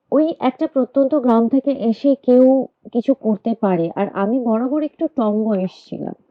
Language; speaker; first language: Bangla; native; Bangla